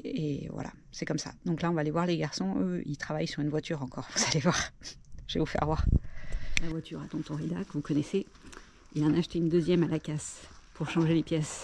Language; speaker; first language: French; native; French